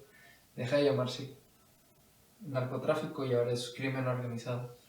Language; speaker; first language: Spanish; native; Spanish